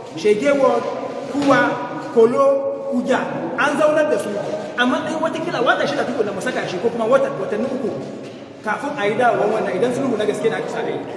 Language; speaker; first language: Hausa; non-native, local second language; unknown